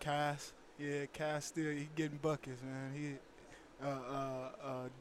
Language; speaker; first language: English; native; English